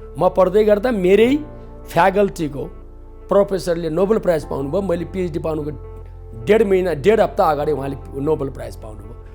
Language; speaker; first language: Nepali; native; Nepali